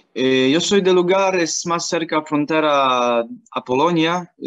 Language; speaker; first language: Spanish; non-native, learner; Ukrainian